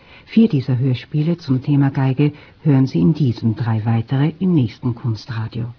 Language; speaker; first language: German; native; German